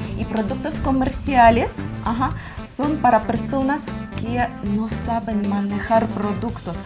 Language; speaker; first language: Spanish; non-native, learner; Ukrainian